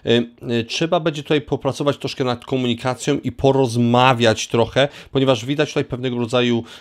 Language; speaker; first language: Polish; native; Polish